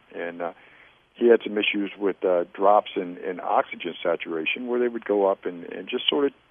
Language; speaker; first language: English; native; English